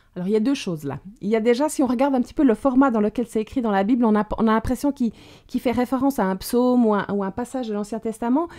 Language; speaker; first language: French; native; French